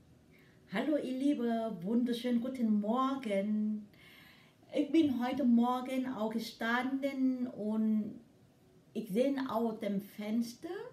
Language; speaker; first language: German; non-native, learner; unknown